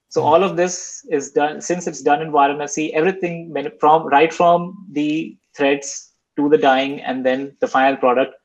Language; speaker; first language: English; non-native, local second language; Hindi